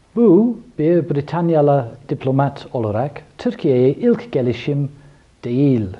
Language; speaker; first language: Turkish; non-native, fluent; English